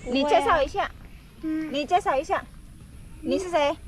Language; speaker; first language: Chinese; non-native, fluent; Indonesian